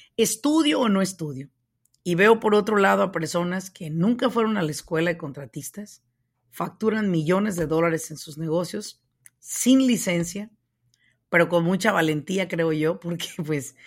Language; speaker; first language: Spanish; native; Spanish